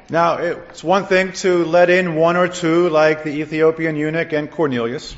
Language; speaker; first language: English; native; English